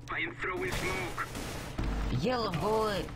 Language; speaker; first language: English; non-native, learner; Russian